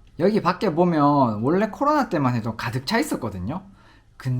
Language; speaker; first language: Korean; native; Korean